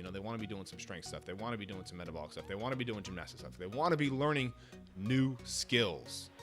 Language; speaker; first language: English; native; English